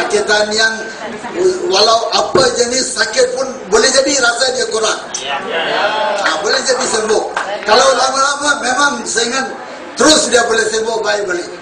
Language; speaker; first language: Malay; non-native, local second language; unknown